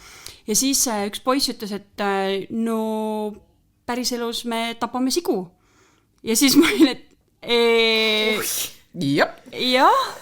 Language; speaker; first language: Estonian; native; Estonian